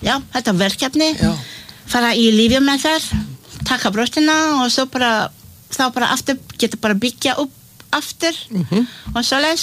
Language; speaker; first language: Icelandic; non-native, learner; Malay